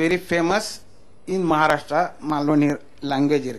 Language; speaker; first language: Tamil; non-native, local second language; Marathi